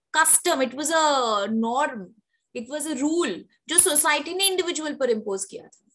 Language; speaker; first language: Hindi; native; Hindi